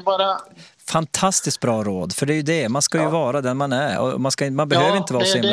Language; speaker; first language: Swedish; native; Swedish